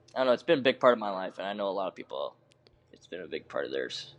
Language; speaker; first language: English; native; English